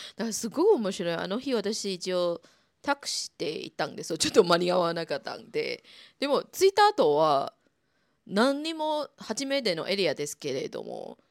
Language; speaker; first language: Japanese; non-native, fluent; Chinese